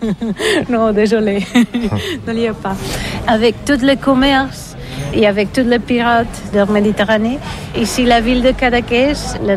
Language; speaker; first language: French; non-native, learner; Catalan